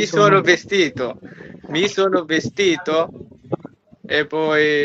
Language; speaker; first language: Italian; non-native, learner; Bangla